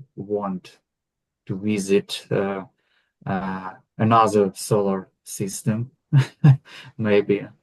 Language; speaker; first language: English; non-native, learner; Ukrainian